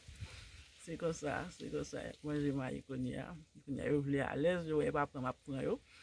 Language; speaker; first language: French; non-native, learner; Haitian Creole